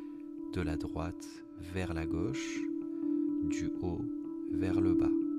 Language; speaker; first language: French; native; French